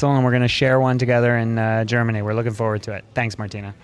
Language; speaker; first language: English; native; English